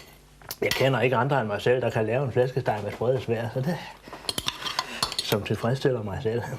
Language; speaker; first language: Danish; native; Danish